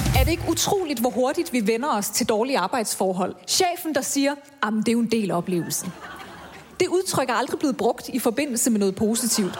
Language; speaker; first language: Danish; native; Danish